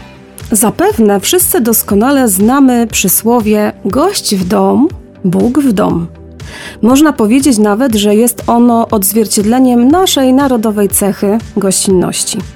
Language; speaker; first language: Polish; native; Polish